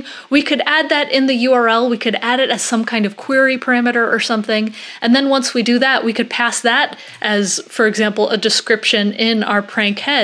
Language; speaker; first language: English; native; English